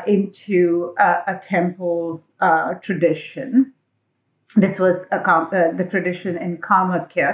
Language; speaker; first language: English; non-native, local second language; Assamese